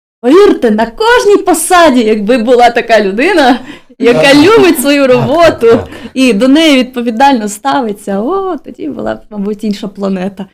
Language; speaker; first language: Ukrainian; native; Ukrainian